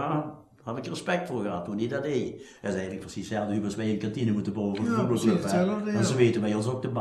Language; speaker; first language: Dutch; native; Dutch